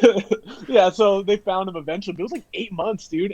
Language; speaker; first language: English; native; English